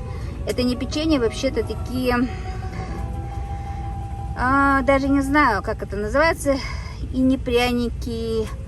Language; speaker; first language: Russian; non-native, local second language; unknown